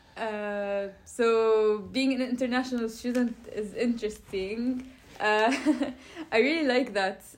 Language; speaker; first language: English; non-native, fluent; Arabic